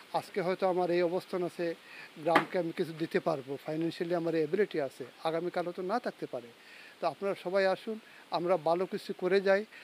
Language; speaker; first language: Bangla; native; Bangla